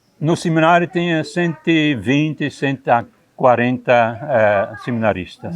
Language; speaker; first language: Portuguese; non-native, fluent; Dutch